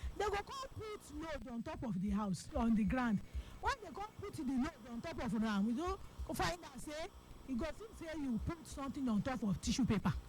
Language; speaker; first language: Nigerian Pidgin; non-native, local second language; Yoruba